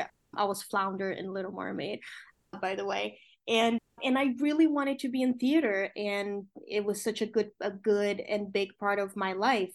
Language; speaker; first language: English; non-native, fluent; Portuguese